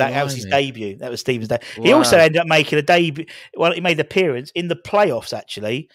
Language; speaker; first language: English; native; English